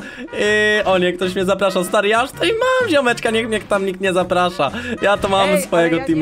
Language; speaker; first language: Polish; native; Polish